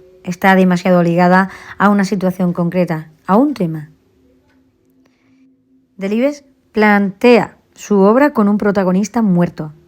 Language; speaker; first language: Spanish; native; Spanish